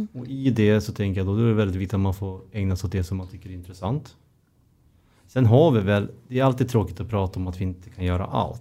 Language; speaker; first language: Swedish; native; Swedish